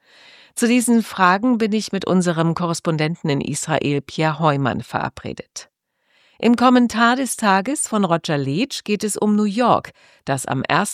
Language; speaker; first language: German; native; German